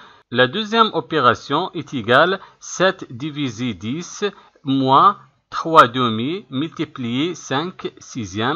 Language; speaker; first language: French; non-native, local second language; Arabic